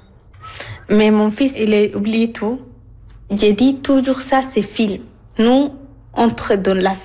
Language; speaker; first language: French; non-native, learner; Arabic